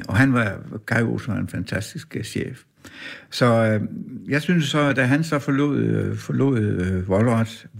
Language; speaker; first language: Danish; native; Danish